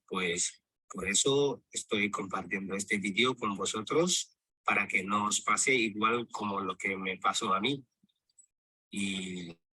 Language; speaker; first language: Spanish; non-native, local second language; Portuguese